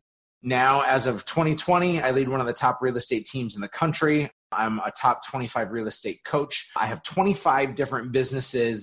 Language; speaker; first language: English; native; English